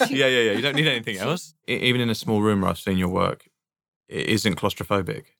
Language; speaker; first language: English; native; English